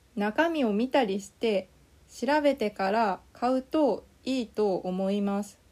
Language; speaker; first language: Japanese; native; Japanese